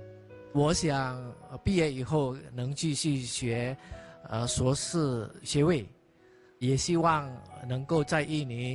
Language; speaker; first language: Chinese; non-native, fluent; Indonesian